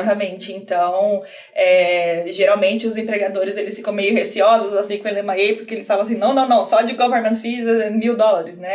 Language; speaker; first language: Portuguese; native; Portuguese